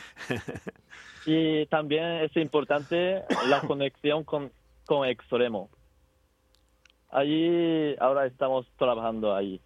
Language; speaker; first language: Spanish; non-native, fluent; Japanese